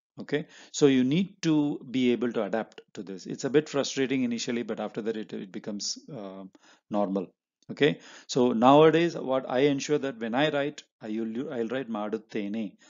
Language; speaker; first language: English; non-native, local second language; Hindi